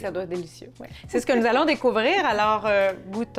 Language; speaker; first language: French; native; French